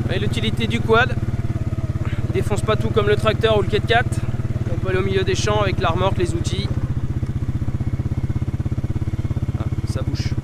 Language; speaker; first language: French; native; French